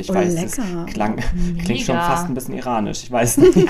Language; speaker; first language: German; native; German